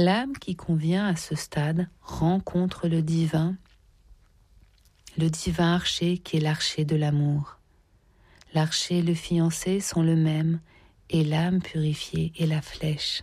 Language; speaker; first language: French; native; French